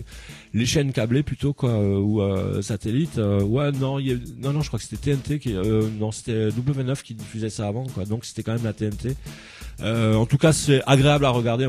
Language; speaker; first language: French; native; French